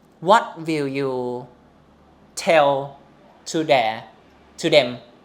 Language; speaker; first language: English; non-native, learner; Thai